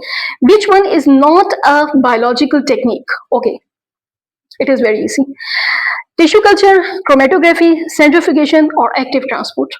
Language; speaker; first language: English; non-native, local second language; Urdu